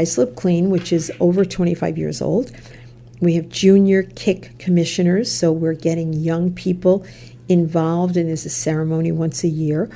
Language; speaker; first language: English; native; English